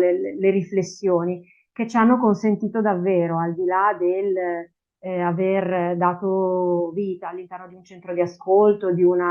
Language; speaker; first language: Italian; native; Italian